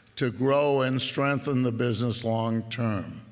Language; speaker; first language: English; native; English